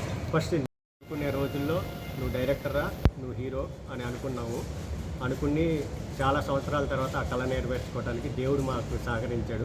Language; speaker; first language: Telugu; native; Telugu